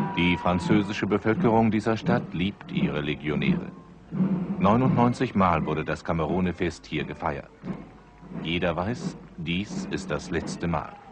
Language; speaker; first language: German; native; German